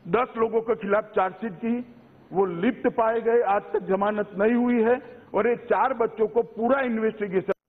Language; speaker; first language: Hindi; non-native, local second language; Gujarati